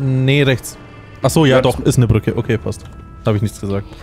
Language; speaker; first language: German; native; German